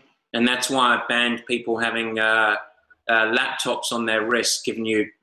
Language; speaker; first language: English; native; English